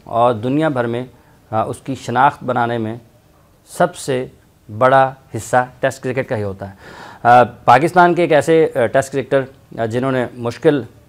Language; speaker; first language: Urdu; non-native, local second language; Punjabi